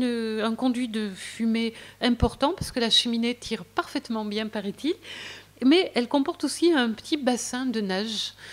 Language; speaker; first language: French; native; French